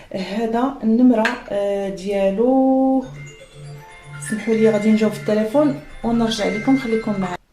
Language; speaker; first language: Arabic; native; Arabic